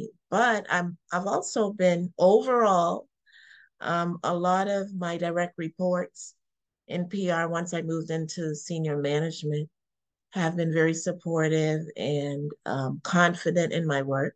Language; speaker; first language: English; native; English